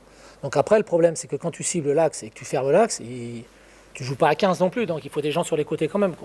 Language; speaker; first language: French; native; French